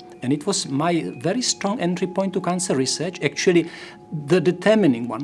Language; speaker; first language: English; non-native, fluent; Czech